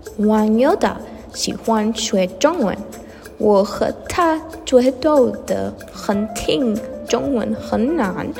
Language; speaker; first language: Chinese; non-native, learner; English